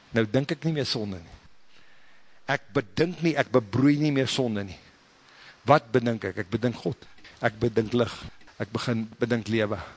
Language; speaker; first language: Afrikaans; native; Afrikaans